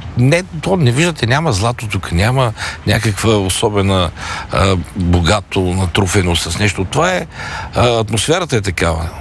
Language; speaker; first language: Bulgarian; native; Bulgarian